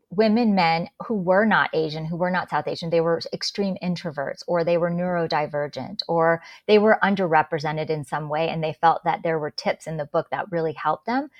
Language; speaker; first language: English; native; English